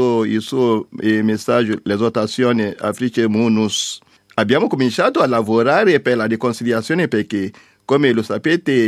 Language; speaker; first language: Italian; non-native, learner; French